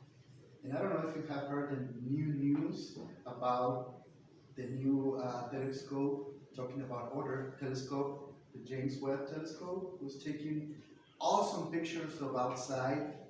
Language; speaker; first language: English; non-native, fluent; Spanish